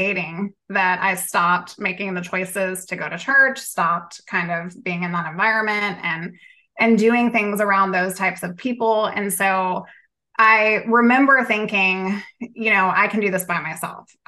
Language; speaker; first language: English; native; English